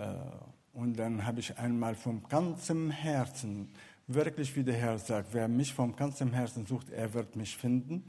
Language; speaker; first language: German; non-native, fluent; Arabic